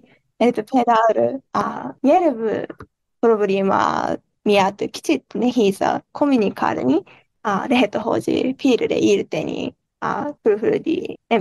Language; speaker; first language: Hungarian; non-native, learner; Japanese